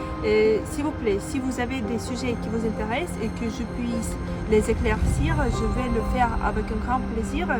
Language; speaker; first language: French; non-native, fluent; Russian